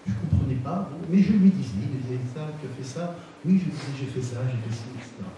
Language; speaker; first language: French; non-native, local second language; Arabic